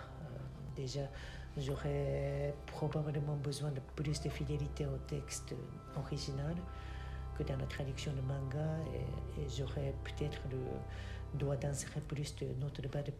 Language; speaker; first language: French; non-native, fluent; Japanese